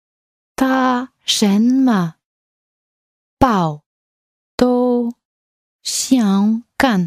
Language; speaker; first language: Chinese; non-native, learner; English